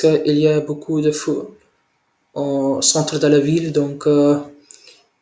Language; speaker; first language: French; non-native, learner; Hindi